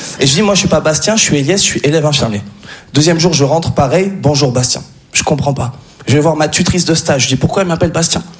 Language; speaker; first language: French; native; French